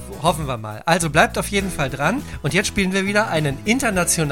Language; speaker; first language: German; native; German